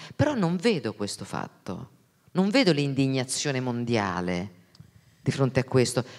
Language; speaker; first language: Italian; native; Italian